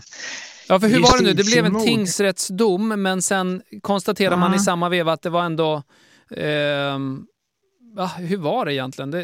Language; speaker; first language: Swedish; native; Swedish